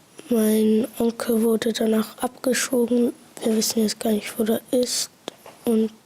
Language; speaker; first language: German; early bilingual, other home language; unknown